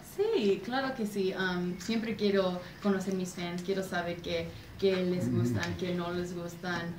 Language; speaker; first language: Spanish; early bilingual, heritage; English